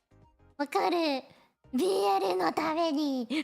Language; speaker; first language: Japanese; non-native, learner; Cantonese